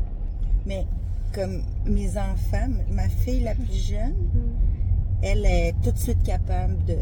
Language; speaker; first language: French; native; French